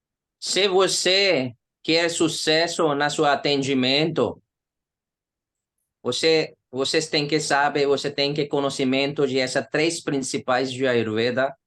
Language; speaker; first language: Portuguese; non-native, learner; Hindi